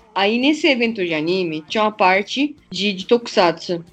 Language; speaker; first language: Portuguese; early bilingual, other home language; Japanese